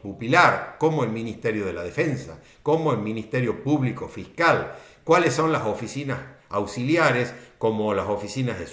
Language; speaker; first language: Spanish; native; Spanish